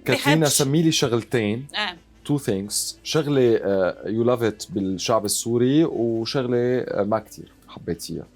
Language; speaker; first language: Arabic; native; Arabic